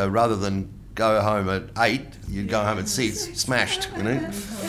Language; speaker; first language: English; non-native, local second language; Italian